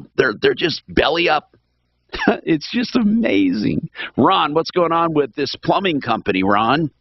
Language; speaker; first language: English; native; English